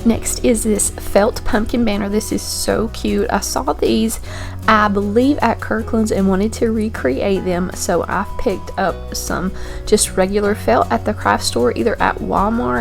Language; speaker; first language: English; native; English